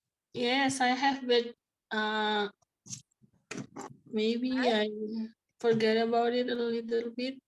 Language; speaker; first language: English; non-native, learner; Indonesian